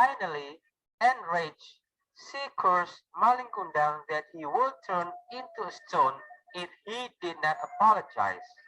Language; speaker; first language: English; non-native, learner; Indonesian